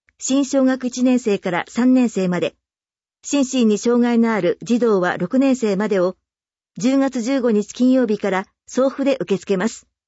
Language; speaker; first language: Japanese; native; Japanese